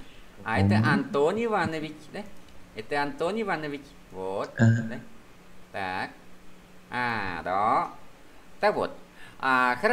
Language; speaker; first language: Russian; non-native, fluent; Vietnamese